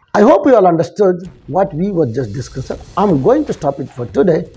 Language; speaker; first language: English; non-native, local second language; Kannada